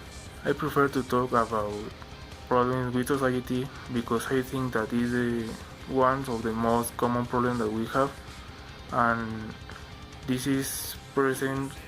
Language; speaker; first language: English; non-native, learner; Spanish